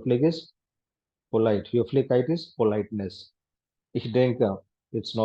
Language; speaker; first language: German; non-native, fluent; Hindi